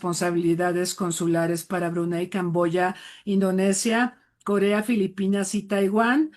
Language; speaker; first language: Spanish; native; Spanish